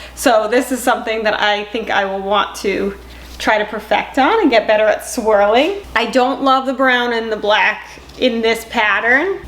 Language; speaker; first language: English; native; English